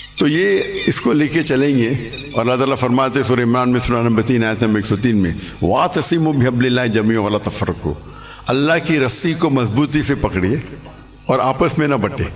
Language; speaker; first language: Urdu; non-native, local second language; English